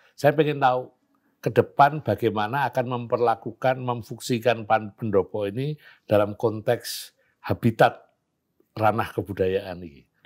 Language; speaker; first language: Indonesian; non-native, local second language; Javanese